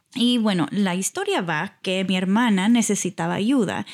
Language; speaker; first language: Spanish; early bilingual, heritage; Spanish